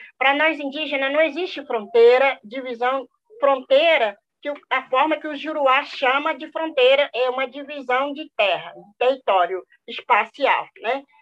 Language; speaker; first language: Portuguese; non-native, local second language; Guarani